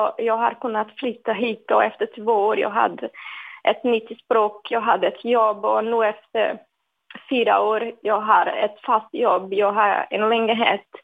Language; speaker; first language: Swedish; non-native, fluent; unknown